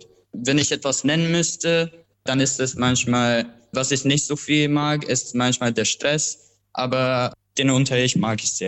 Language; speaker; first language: German; non-native, fluent; Albanian